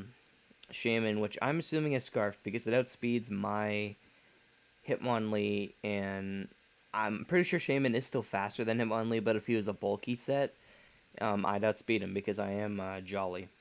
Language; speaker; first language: English; native; English